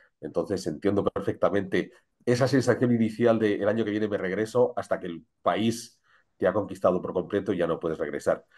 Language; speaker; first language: Spanish; native; Spanish